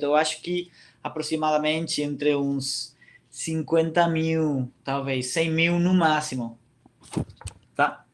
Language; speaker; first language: Portuguese; non-native, fluent; Catalan